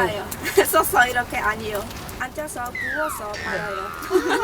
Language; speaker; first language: Korean; non-native, learner; Khmer